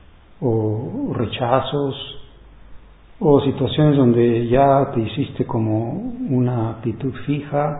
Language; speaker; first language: Spanish; native; Spanish